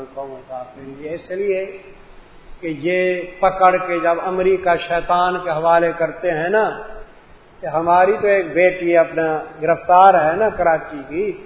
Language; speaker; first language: Urdu; non-native, local second language; Punjabi